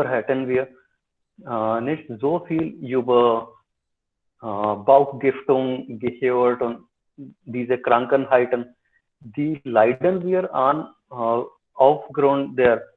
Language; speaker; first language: German; non-native, fluent; Hindi